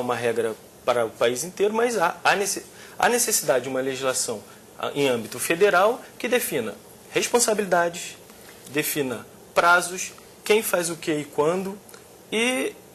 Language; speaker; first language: Portuguese; native; Portuguese